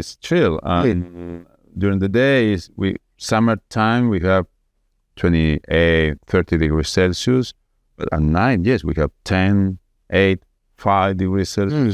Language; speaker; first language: English; non-native, fluent; Spanish